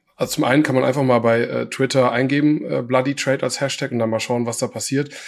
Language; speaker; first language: German; early bilingual, other home language; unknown